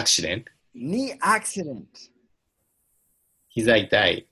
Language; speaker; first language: English; non-native, learner; Japanese